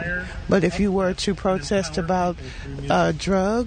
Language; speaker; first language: English; native; English